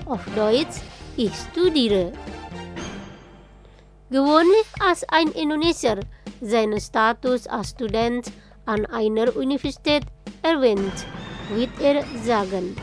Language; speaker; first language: German; non-native, fluent; Indonesian